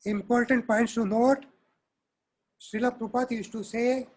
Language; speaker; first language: English; non-native, local second language; Hindi